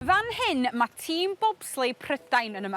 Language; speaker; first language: Welsh; native; Welsh